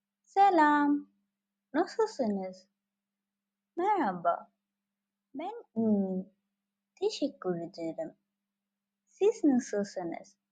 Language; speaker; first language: Turkish; non-native, fluent; Bangla